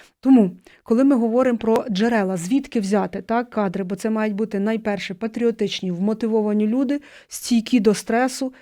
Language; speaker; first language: Ukrainian; native; Ukrainian